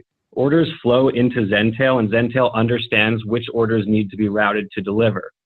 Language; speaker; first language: English; native; English